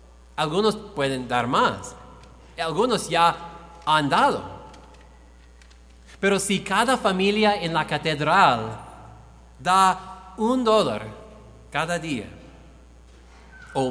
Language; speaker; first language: Spanish; non-native, fluent; English